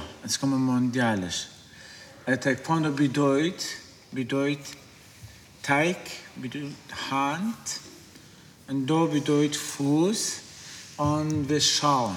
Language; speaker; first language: German; non-native, learner; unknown